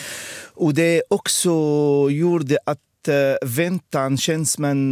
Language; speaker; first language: Swedish; non-native, fluent; Arabic